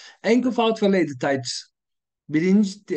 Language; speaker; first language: Dutch; non-native, learner; Turkish